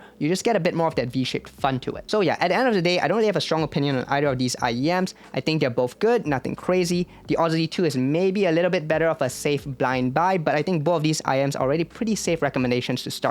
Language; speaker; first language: English; native; English